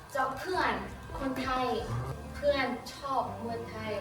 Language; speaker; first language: Thai; non-native, learner; Korean